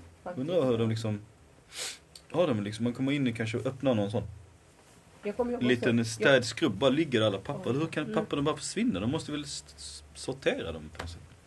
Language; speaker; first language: Swedish; native; Swedish